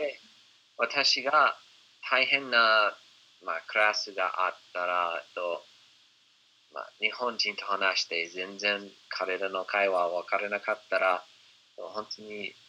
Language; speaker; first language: Japanese; non-native, fluent; English